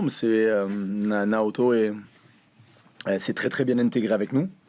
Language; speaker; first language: French; native; French